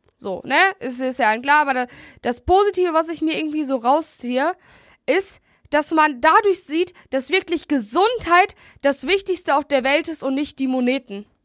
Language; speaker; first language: German; native; German